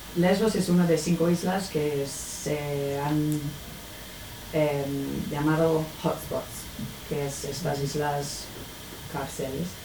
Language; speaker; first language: Spanish; non-native, fluent; English